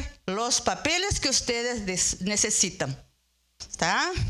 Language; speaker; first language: Portuguese; early bilingual, other home language; Spanish